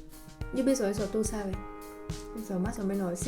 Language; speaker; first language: Spanish; non-native, learner; Vietnamese